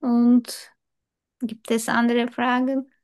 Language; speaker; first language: German; non-native, learner; Turkish